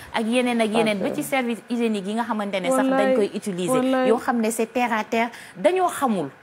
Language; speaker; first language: Wolof; native; Wolof